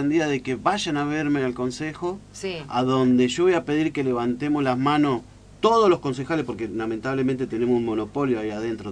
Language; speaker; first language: Spanish; native; Spanish